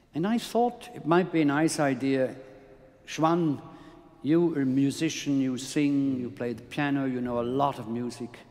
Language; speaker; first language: English; non-native, fluent; German